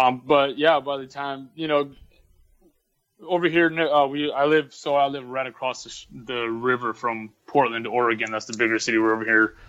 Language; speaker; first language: English; early bilingual, other home language; Russian